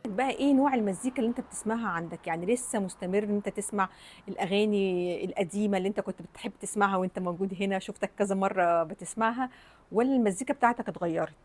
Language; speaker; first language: Egyptian Arabic; native; Egyptian Arabic